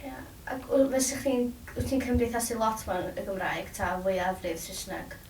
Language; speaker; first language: Welsh; native; Welsh